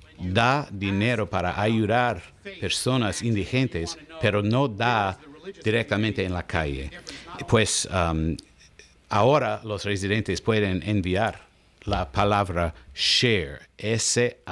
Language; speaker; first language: Spanish; non-native, learner; English